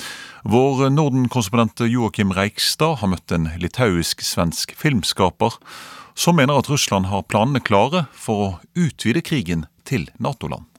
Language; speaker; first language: Norwegian; native; Norwegian